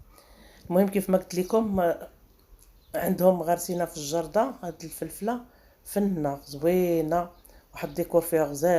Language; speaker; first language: Arabic; native; Arabic